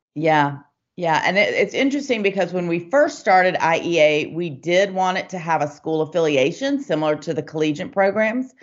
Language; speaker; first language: English; native; English